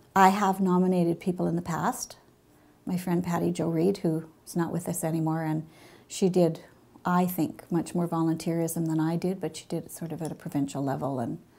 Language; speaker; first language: English; native; English